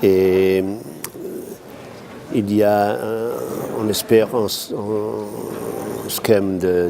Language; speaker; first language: French; non-native, fluent; Portuguese